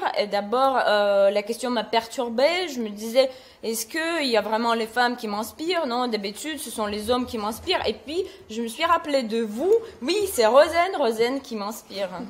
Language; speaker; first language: French; non-native, fluent; Russian